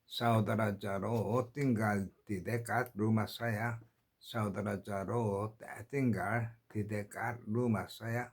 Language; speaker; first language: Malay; non-native, learner; Korean